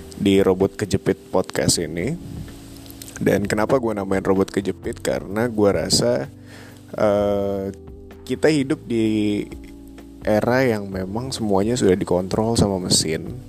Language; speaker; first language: Indonesian; native; Indonesian